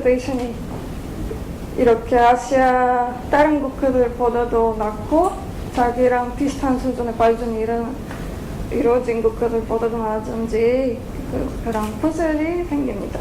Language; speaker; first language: Korean; non-native, fluent; Bulgarian